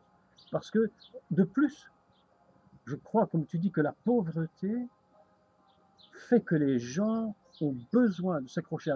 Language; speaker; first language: French; native; French